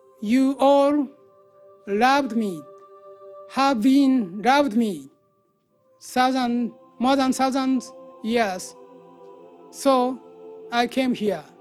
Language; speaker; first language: English; non-native, learner; Japanese